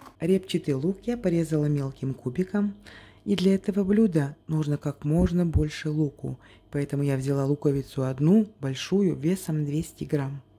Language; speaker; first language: Russian; native; Russian